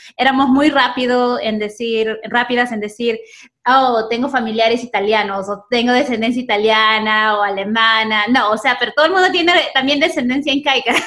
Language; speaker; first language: Spanish; early bilingual, other home language; English